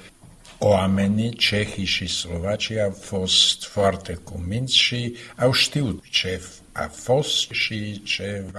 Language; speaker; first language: Romanian; non-native, fluent; Slovak